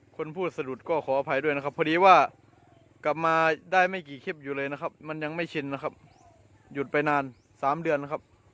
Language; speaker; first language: Thai; non-native, local second language; Northeastern Thai